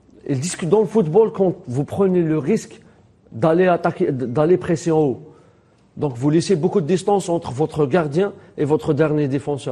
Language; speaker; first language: French; non-native, local second language; Arabic